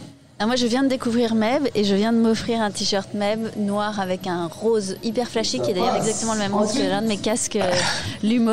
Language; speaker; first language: French; native; French